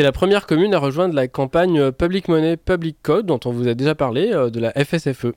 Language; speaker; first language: French; native; French